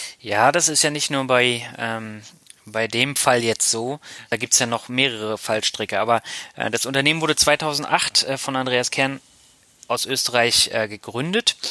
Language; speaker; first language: German; native; German